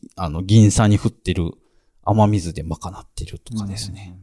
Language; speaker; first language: Japanese; native; Japanese